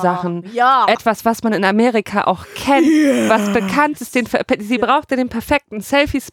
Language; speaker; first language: German; native; German